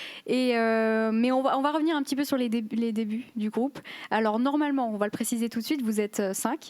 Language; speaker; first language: French; native; French